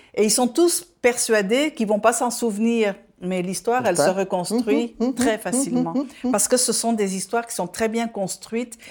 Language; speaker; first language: French; non-native, fluent; Dutch